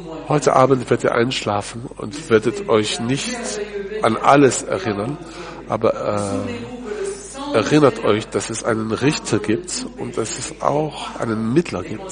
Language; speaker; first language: German; non-native, fluent; French